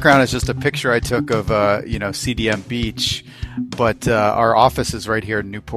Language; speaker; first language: English; native; English